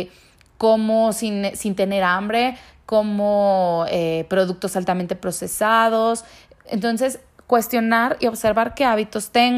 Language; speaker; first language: Spanish; native; Spanish